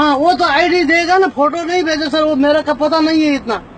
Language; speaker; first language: Hindi; non-native, learner; Nepali